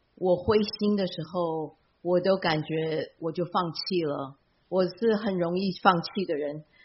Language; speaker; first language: Chinese; early bilingual, heritage; Chinese